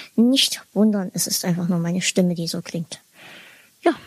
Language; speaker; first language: German; native; German